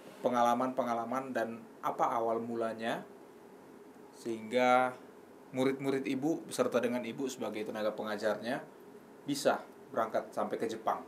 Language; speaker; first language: Indonesian; native; Indonesian